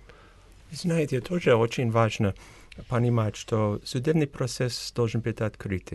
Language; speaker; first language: Russian; non-native, fluent; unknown